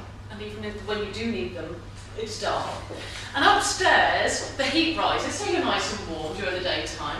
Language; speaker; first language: English; native; English